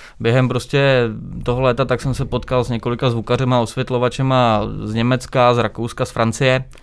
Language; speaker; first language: Czech; native; Czech